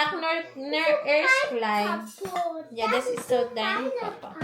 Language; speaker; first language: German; non-native, learner; Filipino